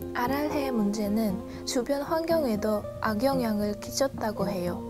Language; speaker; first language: Korean; non-native, fluent; Uzbek